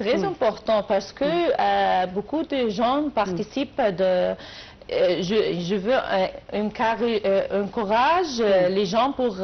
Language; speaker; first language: French; non-native, learner; Arabic